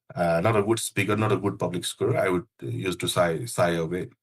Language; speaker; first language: English; non-native, local second language; Nepali